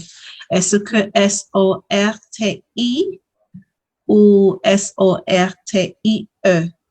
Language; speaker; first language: French; non-native, learner; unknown